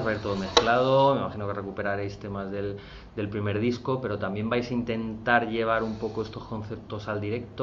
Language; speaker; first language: Spanish; native; Spanish